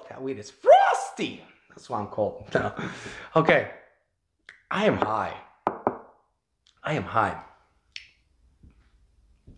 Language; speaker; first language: English; native; English